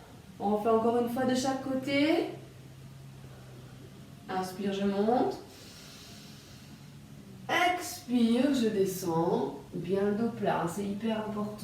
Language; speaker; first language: French; native; French